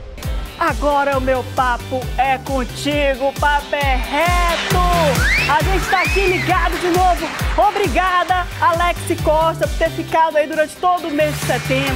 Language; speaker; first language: Portuguese; native; Portuguese